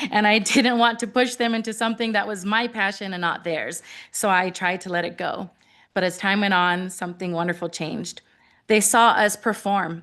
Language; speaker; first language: English; native; English